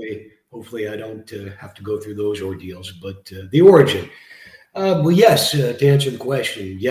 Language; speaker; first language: English; native; English